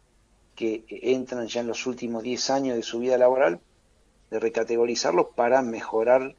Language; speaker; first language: Spanish; native; Spanish